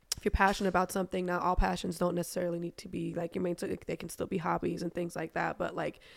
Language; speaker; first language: English; non-native, fluent; German